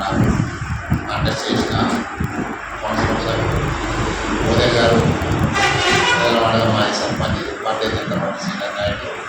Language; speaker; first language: Telugu; native; Telugu